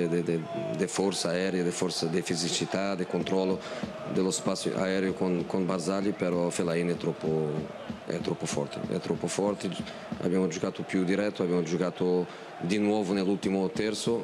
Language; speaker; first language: Italian; non-native, fluent; Portuguese